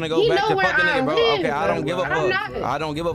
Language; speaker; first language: English; native; English